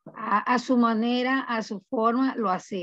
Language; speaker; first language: Spanish; native; Spanish